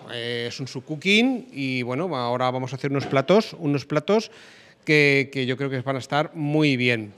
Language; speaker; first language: Spanish; native; Spanish